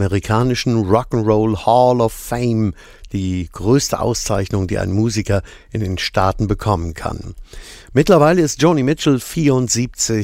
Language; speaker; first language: German; native; German